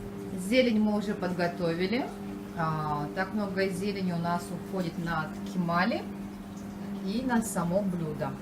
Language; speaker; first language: Russian; native; Russian